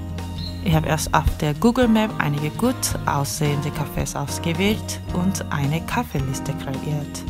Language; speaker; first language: German; non-native, fluent; Korean